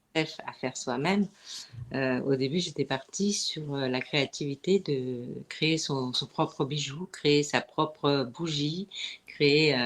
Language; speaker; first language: French; native; French